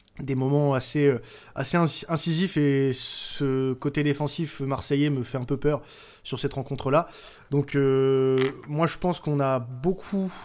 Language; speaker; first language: French; native; French